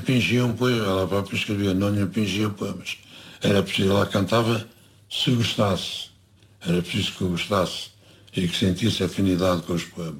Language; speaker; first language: Portuguese; native; Portuguese